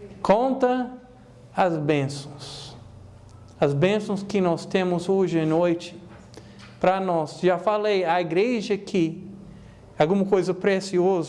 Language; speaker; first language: Portuguese; non-native, fluent; English